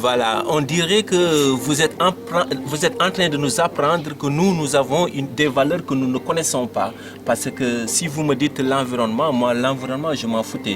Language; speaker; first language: French; non-native, local second language; Wolof